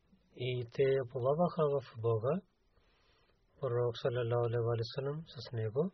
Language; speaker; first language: Bulgarian; non-native, learner; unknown